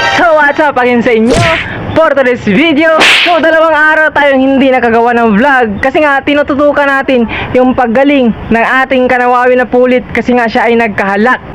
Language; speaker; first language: Filipino; non-native, local second language; Cebuano